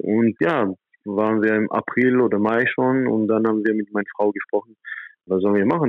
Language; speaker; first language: German; non-native, fluent; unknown